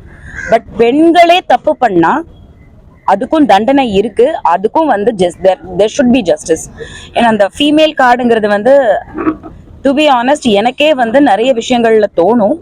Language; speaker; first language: Tamil; native; Tamil